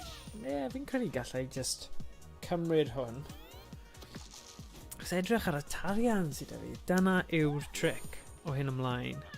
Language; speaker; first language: Welsh; non-native, local second language; English